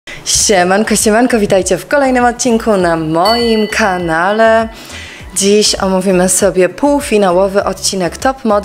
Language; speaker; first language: Polish; native; Polish